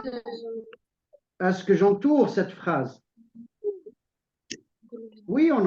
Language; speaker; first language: French; non-native, local second language; Arabic